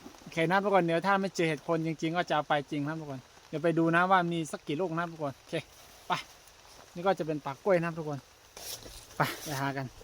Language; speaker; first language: Thai; non-native, local second language; Shan